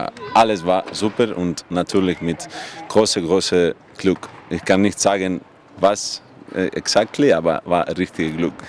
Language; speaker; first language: German; non-native, learner; Russian